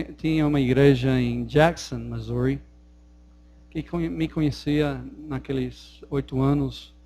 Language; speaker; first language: Portuguese; non-native, fluent; English